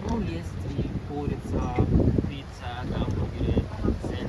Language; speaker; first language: Russian; non-native, fluent; Spanish